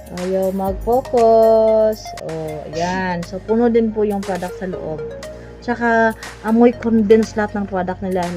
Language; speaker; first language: Filipino; non-native, local second language; Cebuano